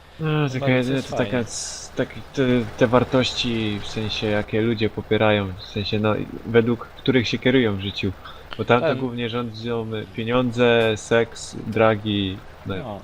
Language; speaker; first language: Polish; native; Polish